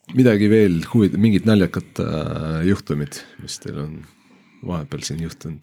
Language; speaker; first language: Estonian; non-native, local second language; Russian